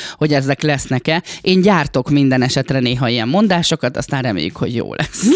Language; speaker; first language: Hungarian; native; Hungarian